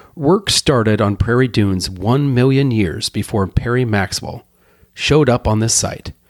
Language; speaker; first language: English; native; English